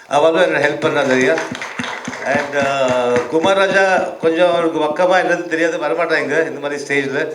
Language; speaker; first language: Tamil; early bilingual, heritage; Tamil